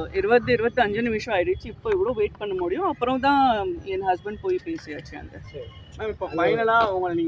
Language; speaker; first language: Tamil; non-native, learner; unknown